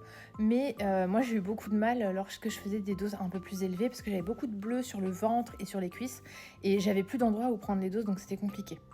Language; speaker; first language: French; native; French